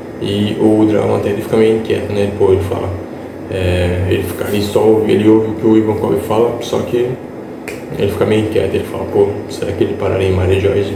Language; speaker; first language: Portuguese; native; Portuguese